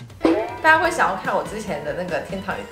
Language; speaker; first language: Chinese; native; Chinese